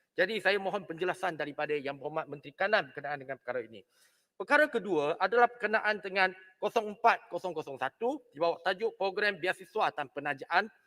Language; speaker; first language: Malay; non-native, local second language; Chinese